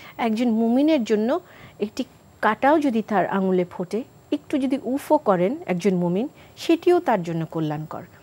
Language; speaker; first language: Bangla; native; Bangla